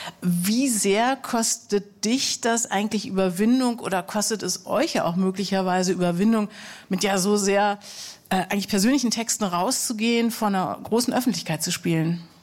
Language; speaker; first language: German; native; German